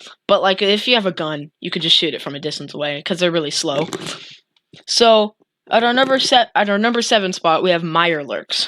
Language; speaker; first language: English; native; English